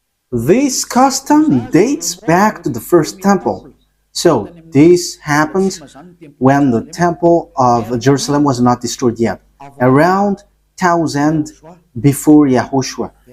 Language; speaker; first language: English; non-native, fluent; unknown